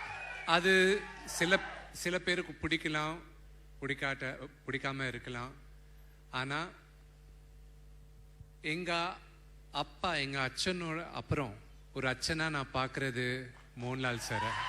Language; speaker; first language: Tamil; non-native, local second language; Telugu